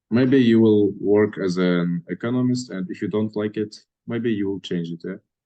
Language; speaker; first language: English; non-native, fluent; Russian